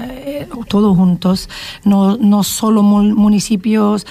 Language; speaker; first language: Spanish; non-native, fluent; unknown